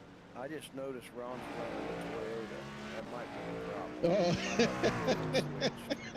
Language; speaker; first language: English; native; English